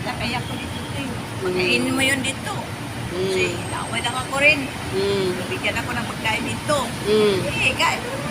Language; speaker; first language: Filipino; non-native, local second language; Cebuano